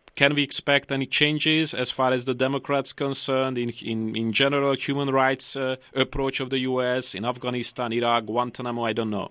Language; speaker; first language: English; non-native, fluent; Hungarian